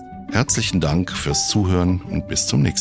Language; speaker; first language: German; native; German